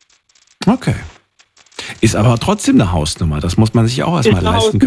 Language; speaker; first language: German; native; German